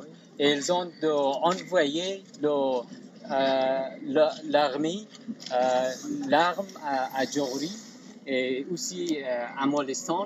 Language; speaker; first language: French; non-native, learner; Persian